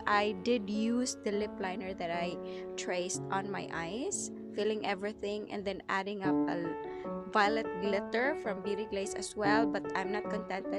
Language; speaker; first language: English; non-native, local second language; Filipino